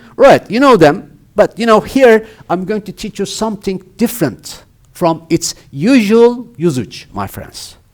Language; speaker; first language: English; non-native, fluent; Turkish